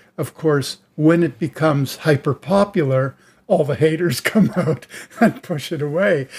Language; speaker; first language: English; native; English